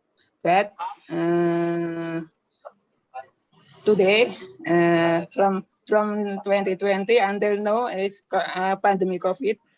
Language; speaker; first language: English; non-native, learner; Indonesian